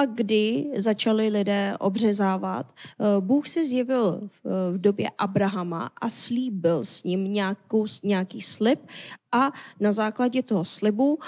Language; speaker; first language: Czech; non-native, fluent; Korean